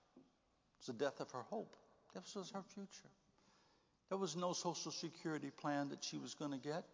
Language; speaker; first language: English; native; English